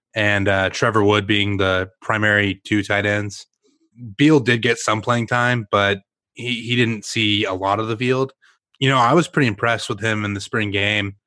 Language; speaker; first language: English; native; English